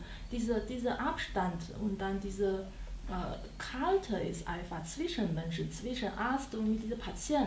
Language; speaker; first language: German; non-native, learner; Chinese